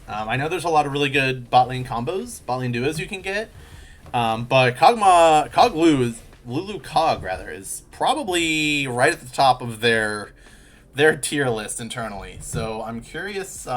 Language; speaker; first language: English; native; English